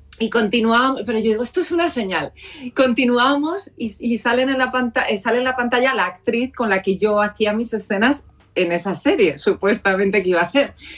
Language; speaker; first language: Spanish; native; Spanish